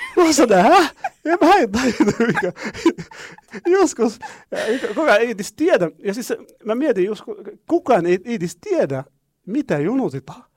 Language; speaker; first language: Finnish; non-native, learner; Arabic